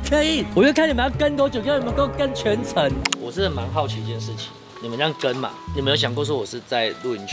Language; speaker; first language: Chinese; native; Chinese